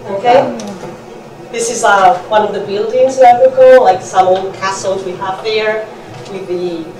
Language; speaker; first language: English; non-native, fluent; Spanish